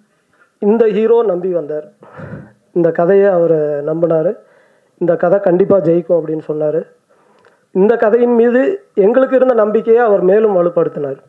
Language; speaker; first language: Tamil; native; Tamil